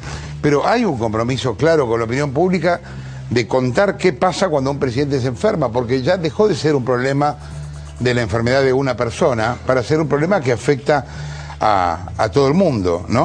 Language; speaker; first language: Spanish; native; Spanish